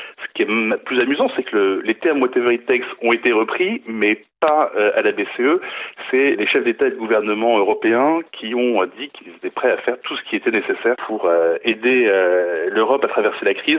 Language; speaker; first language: French; native; French